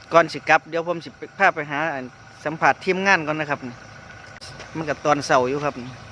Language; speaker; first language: Thai; native; Thai